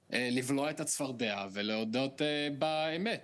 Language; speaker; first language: Hebrew; early bilingual, other home language; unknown